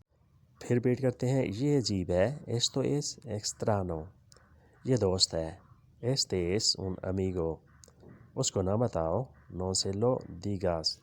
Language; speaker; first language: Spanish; non-native, learner; Urdu